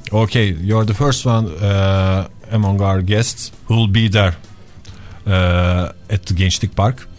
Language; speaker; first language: English; non-native, fluent; Turkish